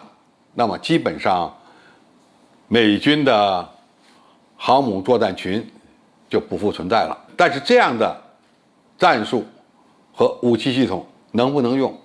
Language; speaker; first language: Chinese; native; Chinese